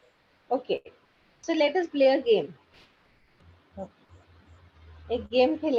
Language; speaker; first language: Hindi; native; Hindi